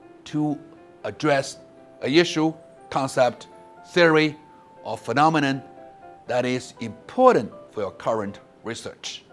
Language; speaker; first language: English; non-native, fluent; Chinese